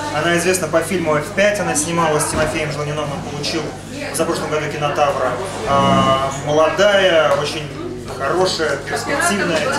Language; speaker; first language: Russian; non-native, local second language; Bashkir